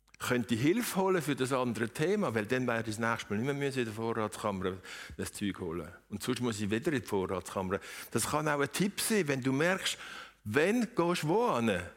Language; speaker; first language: German; native; German